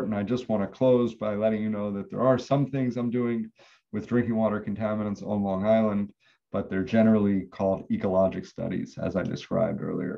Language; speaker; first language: English; native; English